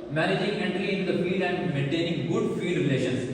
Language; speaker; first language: English; non-native, local second language; Urdu